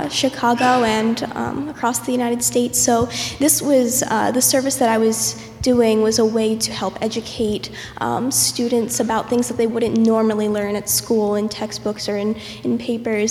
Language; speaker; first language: English; native; English